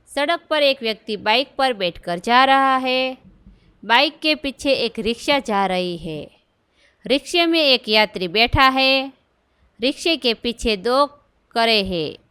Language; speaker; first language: Hindi; non-native, local second language; Gujarati